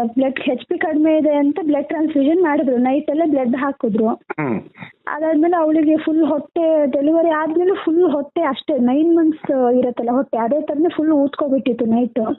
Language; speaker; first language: Kannada; native; Kannada